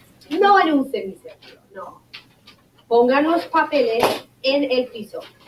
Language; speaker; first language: Spanish; non-native, fluent; English